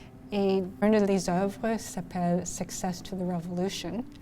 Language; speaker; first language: French; non-native, local second language; English